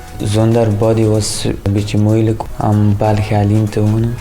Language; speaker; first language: Dutch; non-native, learner; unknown